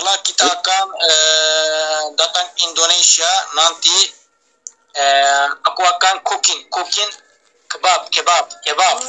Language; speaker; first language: Indonesian; non-native, learner; Turkish